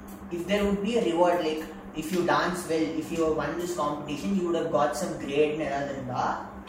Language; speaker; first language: English; non-native, local second language; Tamil